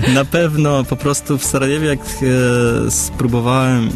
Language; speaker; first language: Polish; early bilingual, other home language; Russian